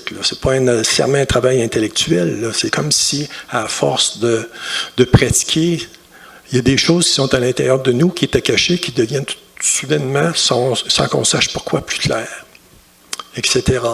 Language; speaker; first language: French; native; French